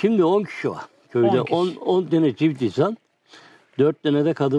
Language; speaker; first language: Turkish; native; Turkish